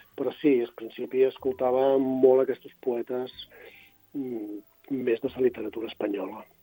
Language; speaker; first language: Catalan; non-native, local second language; Spanish